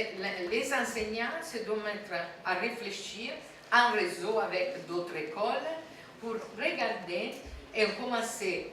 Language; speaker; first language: French; non-native, fluent; Italian